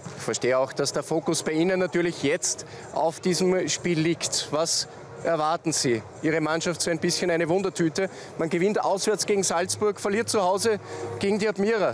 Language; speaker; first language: German; native; German